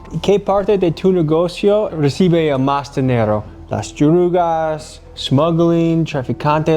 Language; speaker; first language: Spanish; non-native, learner; English